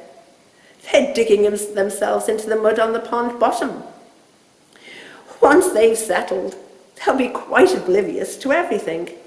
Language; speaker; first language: English; native; English